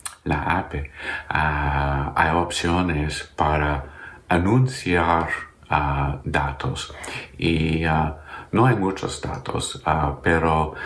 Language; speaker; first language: Spanish; non-native, learner; English